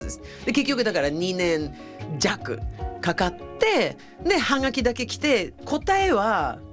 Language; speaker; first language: Japanese; non-native, fluent; Swedish